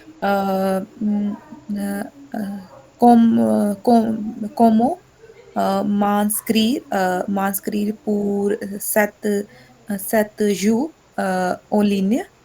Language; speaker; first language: French; non-native, learner; Hindi